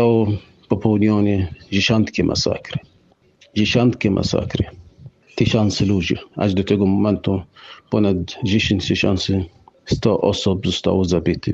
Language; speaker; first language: Polish; non-native, fluent; Arabic